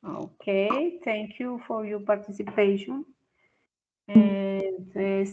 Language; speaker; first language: English; non-native, fluent; Spanish